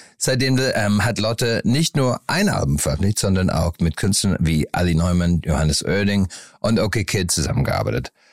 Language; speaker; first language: German; non-native, fluent; English